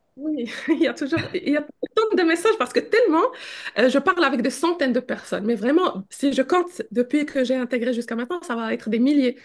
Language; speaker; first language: French; non-native, local second language; Arabic